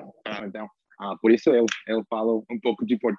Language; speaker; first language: Portuguese; non-native, learner; English